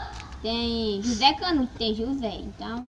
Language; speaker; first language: Portuguese; native; Portuguese